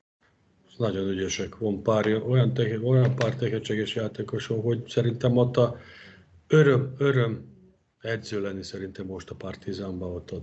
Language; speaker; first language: Hungarian; non-native, fluent; Serbian